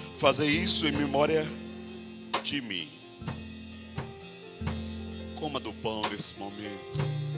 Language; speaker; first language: Portuguese; native; Portuguese